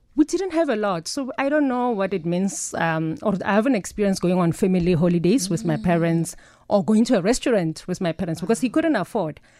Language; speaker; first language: English; non-native, local second language; Northern Sotho